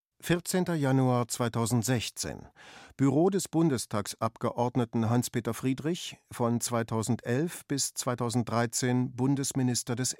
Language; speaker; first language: German; native; German